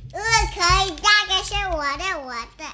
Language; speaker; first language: Chinese; early bilingual, heritage; Chinese